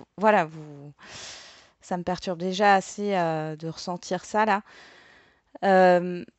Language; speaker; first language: French; native; French